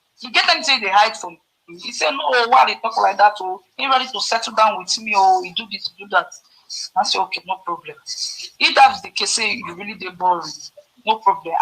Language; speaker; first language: Nigerian Pidgin; non-native, local second language; Yoruba